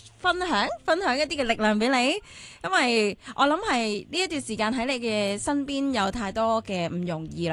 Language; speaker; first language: Cantonese; native; Cantonese